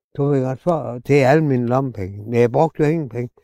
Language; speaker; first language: Danish; native; Danish